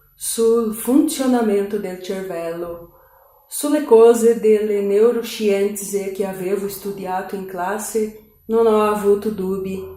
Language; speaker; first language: Italian; non-native, learner; Portuguese